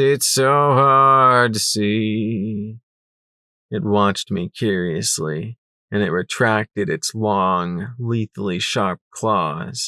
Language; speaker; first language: English; native; English